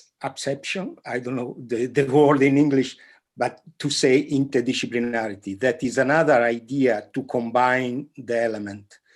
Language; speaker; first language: English; non-native, fluent; Italian